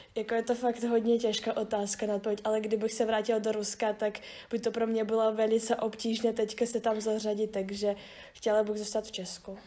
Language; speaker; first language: Czech; early bilingual, other home language; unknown